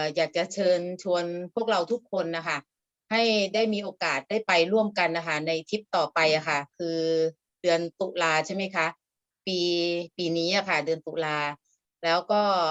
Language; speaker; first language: Thai; native; Thai